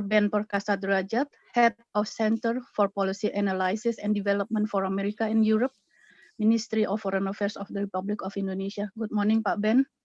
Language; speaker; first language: English; non-native, fluent; Indonesian